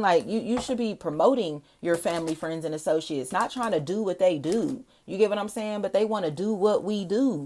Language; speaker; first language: English; native; English